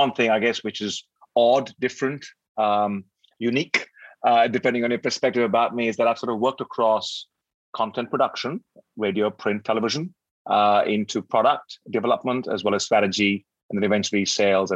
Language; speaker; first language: English; non-native, local second language; Hindi